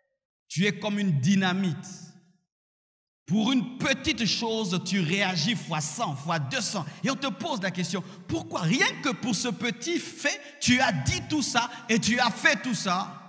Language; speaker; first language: French; non-native, local second language; Lingala